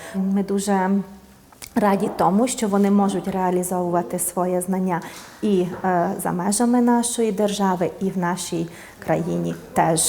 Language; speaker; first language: Ukrainian; non-native, local second language; Hungarian